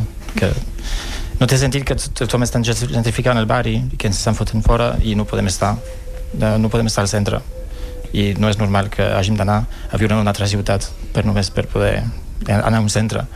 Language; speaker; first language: Catalan; non-native, local second language; Spanish